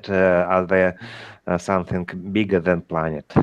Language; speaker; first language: English; non-native, learner; Russian